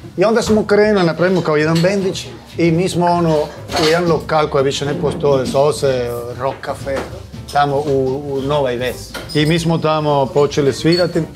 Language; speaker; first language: Croatian; non-native, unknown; Spanish